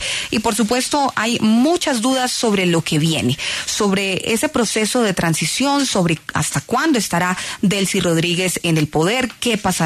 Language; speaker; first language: Spanish; native; Spanish